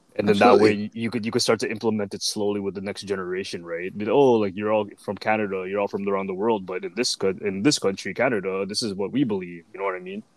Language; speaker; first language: English; native; English